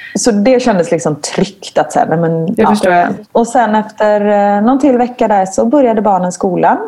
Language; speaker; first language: Swedish; native; Swedish